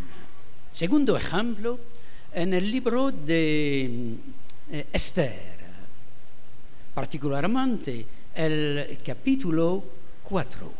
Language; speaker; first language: Spanish; non-native, fluent; French